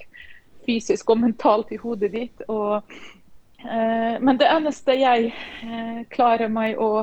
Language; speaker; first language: Norwegian; non-native, fluent; Ukrainian